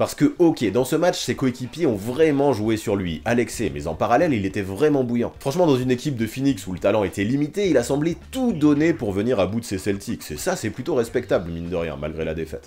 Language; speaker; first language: French; native; French